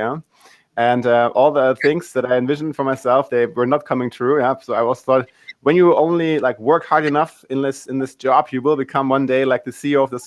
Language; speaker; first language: English; non-native, fluent; German